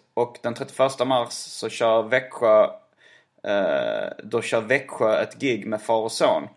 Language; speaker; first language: Swedish; native; Swedish